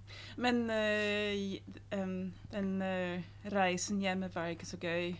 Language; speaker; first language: Norwegian; non-native, fluent; English